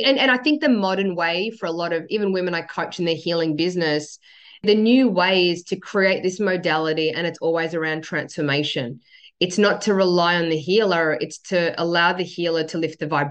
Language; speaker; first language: English; native; English